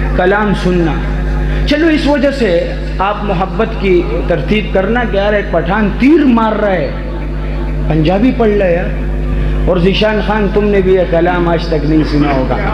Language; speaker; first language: Urdu; non-native, local second language; Pashto